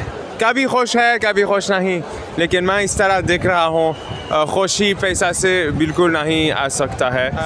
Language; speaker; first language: Hindi; non-native, learner; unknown